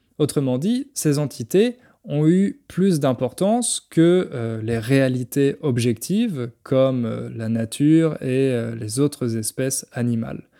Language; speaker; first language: French; native; French